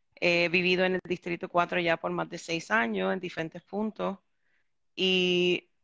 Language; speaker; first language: Spanish; early bilingual, heritage; Spanish